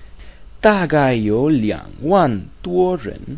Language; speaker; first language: Chinese; non-native, learner; Czech